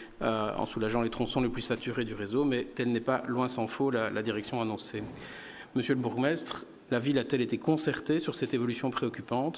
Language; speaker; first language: French; native; French